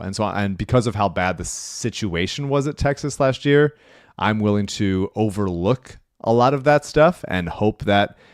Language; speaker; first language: English; native; English